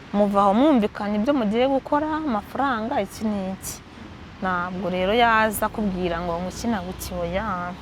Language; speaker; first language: Kinyarwanda; early bilingual, heritage; Kinyarwanda